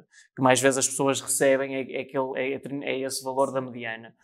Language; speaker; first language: Portuguese; native; Portuguese